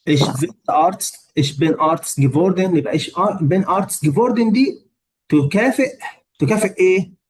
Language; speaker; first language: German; non-native, fluent; Arabic